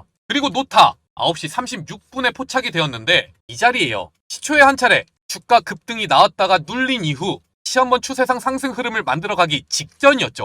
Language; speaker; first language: Korean; native; Korean